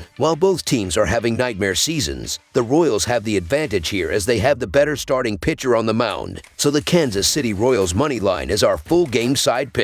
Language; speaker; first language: English; native; English